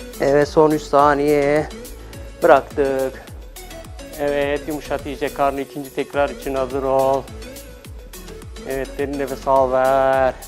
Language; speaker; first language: Turkish; native; Turkish